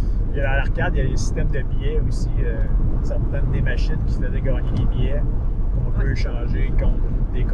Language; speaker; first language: French; native; French